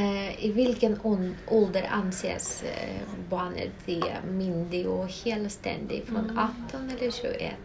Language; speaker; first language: Swedish; non-native, fluent; Russian